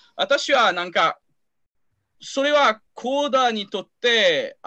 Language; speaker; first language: Japanese; non-native, learner; French